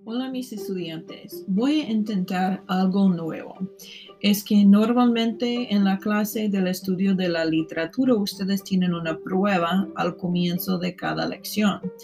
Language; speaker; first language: Spanish; non-native, fluent; English